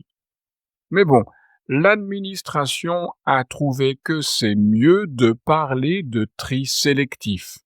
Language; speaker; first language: French; native; French